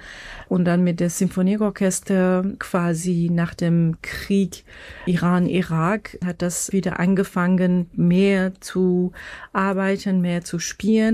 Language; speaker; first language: German; non-native, fluent; Persian